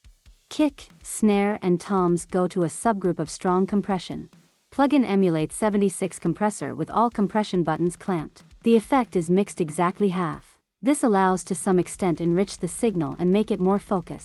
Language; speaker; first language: English; non-native, fluent; Russian